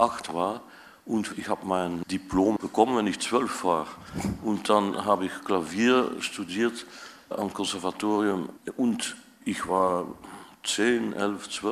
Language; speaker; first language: German; non-native, fluent; Dutch